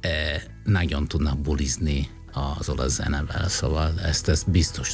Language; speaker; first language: Hungarian; non-native, fluent; Italian